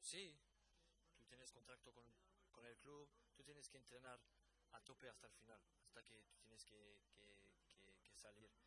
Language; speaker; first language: Spanish; non-native, fluent; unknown